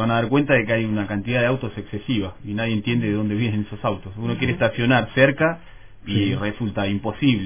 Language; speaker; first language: Spanish; native; Spanish